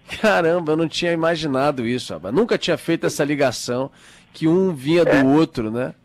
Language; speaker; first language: Portuguese; native; Portuguese